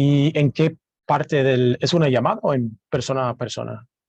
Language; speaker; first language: Spanish; non-native, learner; English